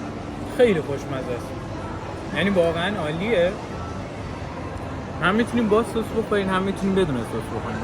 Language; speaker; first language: Persian; native; Persian